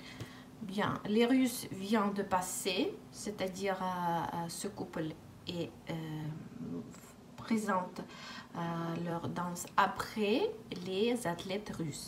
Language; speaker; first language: French; non-native, fluent; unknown